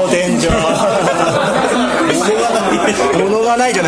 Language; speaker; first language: Japanese; native; Japanese